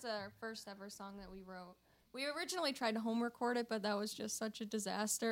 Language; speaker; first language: English; native; English